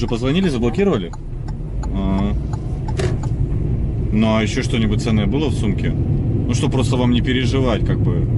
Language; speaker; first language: Russian; native; Russian